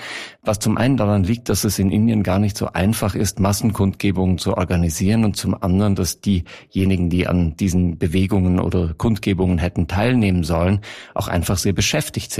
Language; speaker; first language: German; native; German